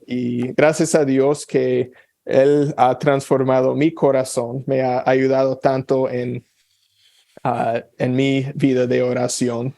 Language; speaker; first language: Spanish; non-native, fluent; English